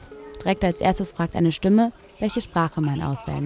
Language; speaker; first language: German; native; German